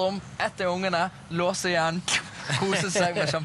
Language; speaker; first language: Norwegian; native; Norwegian